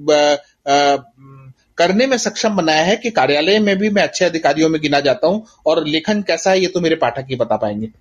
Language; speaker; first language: Hindi; native; Hindi